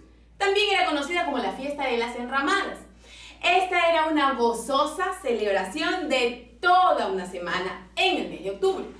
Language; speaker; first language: Spanish; native; Spanish